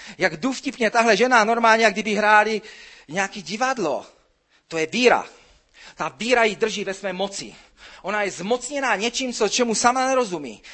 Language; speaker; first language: Czech; native; Czech